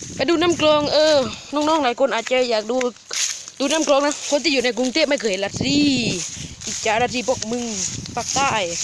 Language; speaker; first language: Thai; native; Thai